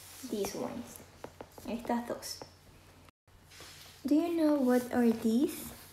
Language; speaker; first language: English; non-native, fluent; Spanish